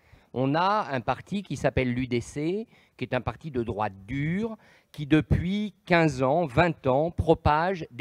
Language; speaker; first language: French; native; French